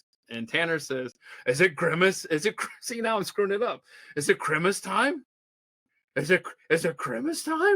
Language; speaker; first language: English; native; English